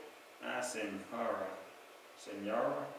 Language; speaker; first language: Portuguese; non-native, learner; English